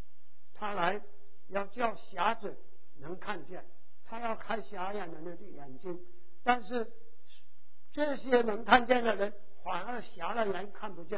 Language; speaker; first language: Chinese; native; Chinese